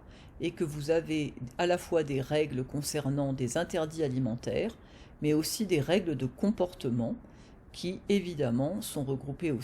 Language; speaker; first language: French; native; French